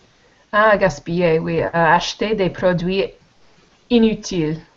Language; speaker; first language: French; non-native, learner; English